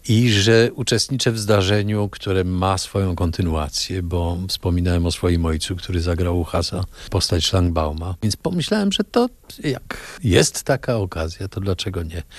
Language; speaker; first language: Polish; native; Polish